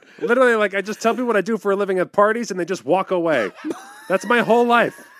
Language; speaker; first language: English; native; English